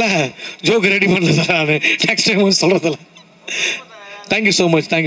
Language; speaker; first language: Tamil; native; Tamil